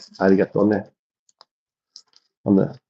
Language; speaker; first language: Japanese; non-native, learner; English